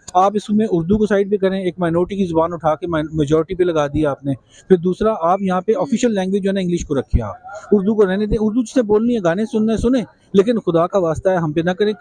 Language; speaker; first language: Urdu; non-native, local second language; Kashmiri